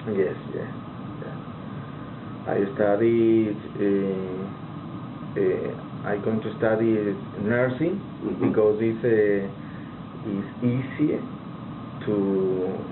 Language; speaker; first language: English; non-native, learner; Spanish